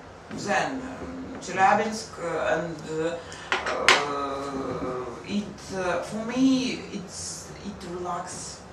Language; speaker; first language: English; non-native, learner; Russian